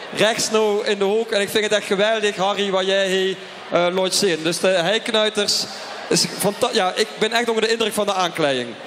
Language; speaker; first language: Dutch; native; Dutch